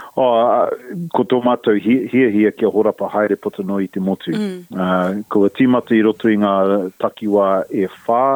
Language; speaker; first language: Māori; non-native, local second language; English